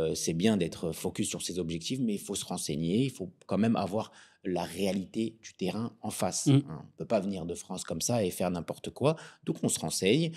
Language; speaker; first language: French; non-native, local second language; Arabic